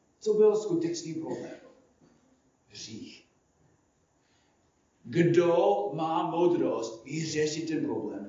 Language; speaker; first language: Czech; non-native, fluent; English